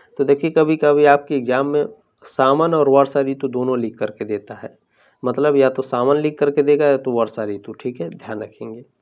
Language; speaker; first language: Hindi; native; Hindi